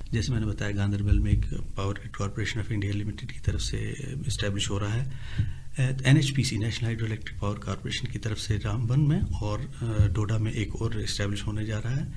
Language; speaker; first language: Urdu; non-native, local second language; Kashmiri